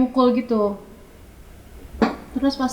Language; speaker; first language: Indonesian; native; Indonesian